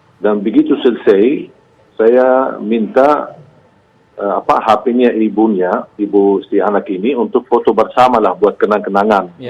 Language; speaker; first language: Malay; non-native, fluent; Arabic